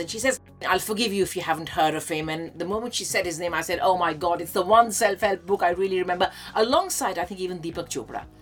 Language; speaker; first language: English; non-native, local second language; Hindi